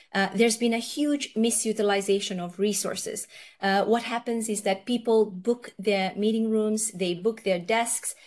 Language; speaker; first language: English; early bilingual, other home language; Nepali